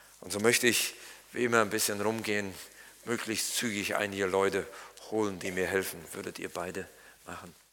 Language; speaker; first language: German; native; German